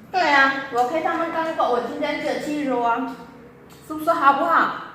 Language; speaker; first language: Chinese; non-native, learner; Indonesian